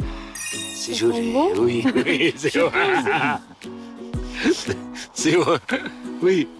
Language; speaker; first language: French; non-native, learner; Arabic